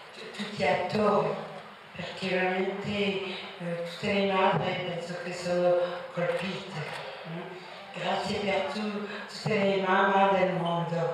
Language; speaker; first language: Italian; non-native, fluent; Spanish